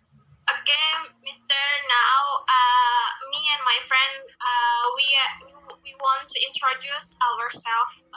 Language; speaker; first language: English; non-native, learner; Indonesian